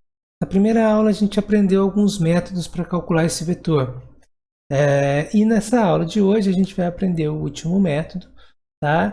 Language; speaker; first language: Portuguese; native; Portuguese